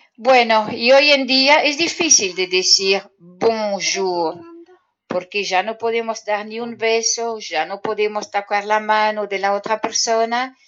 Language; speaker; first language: Spanish; non-native, fluent; French